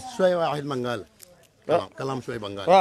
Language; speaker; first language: Arabic; non-native, learner; Bangla